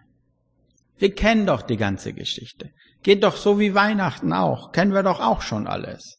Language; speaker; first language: German; native; German